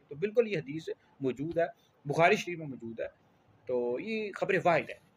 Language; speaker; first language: Urdu; native; Urdu